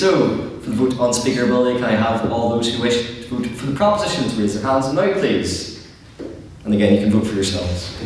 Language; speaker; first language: English; native; English